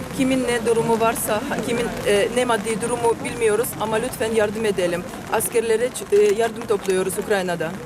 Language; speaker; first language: Turkish; non-native, fluent; Ukrainian